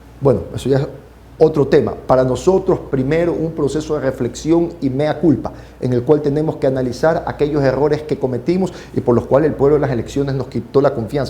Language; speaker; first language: Spanish; native; Spanish